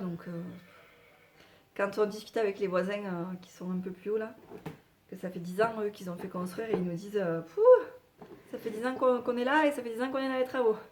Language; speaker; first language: French; native; French